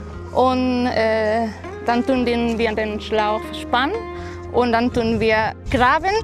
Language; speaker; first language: German; non-native, fluent; Spanish